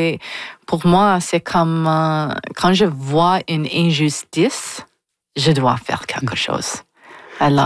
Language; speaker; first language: French; non-native, local second language; English